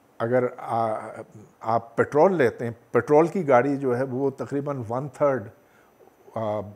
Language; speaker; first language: Urdu; native; Urdu